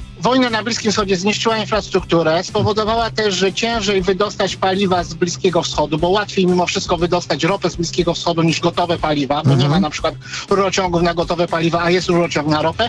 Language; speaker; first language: Polish; native; Polish